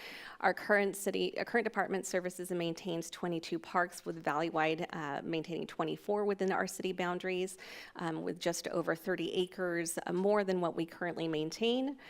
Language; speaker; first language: English; native; English